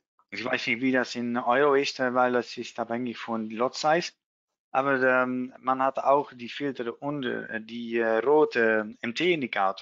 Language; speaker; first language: German; non-native, learner; Dutch